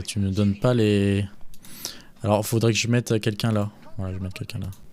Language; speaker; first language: French; native; French